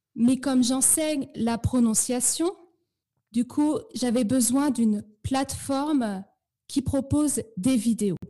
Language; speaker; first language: French; native; French